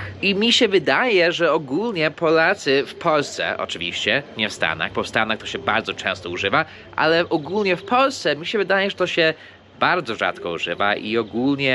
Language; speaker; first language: Polish; early bilingual, heritage; Polish